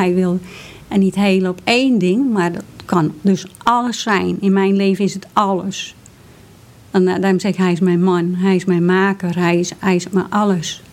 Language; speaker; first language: Dutch; native; Dutch